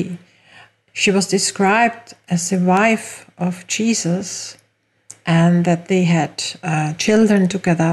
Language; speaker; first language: English; non-native, fluent; German